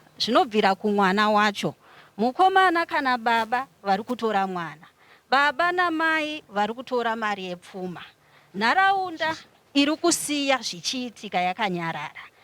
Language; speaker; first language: Shona; native; Shona